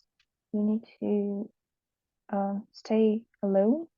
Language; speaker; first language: English; non-native, learner; Russian